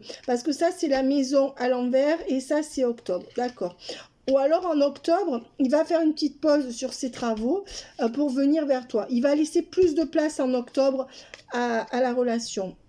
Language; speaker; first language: French; native; French